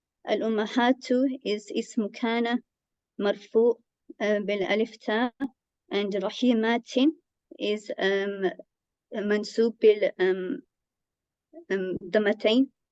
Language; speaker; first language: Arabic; non-native, learner; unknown